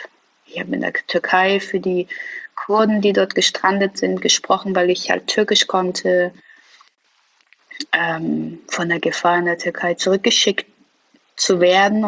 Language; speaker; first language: German; early bilingual, other home language; Persian